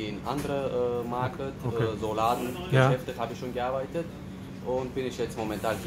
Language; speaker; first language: German; non-native, learner; Turkish